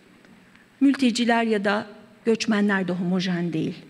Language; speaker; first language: Turkish; native; Turkish